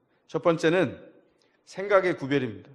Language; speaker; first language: Korean; native; Korean